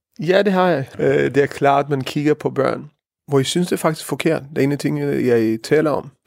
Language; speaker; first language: Danish; early bilingual, heritage; Danish